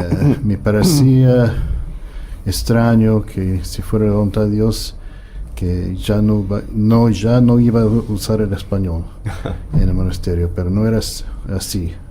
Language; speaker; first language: Spanish; non-native, fluent; English